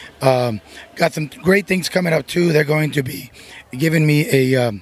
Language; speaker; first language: English; early bilingual, other home language; Spanish